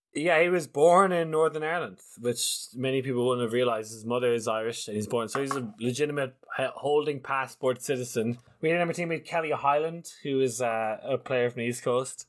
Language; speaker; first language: English; native; English